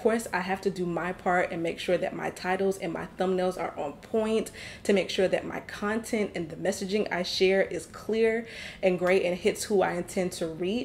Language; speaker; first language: English; native; English